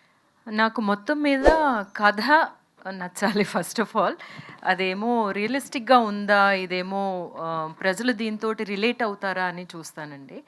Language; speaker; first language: Telugu; native; Telugu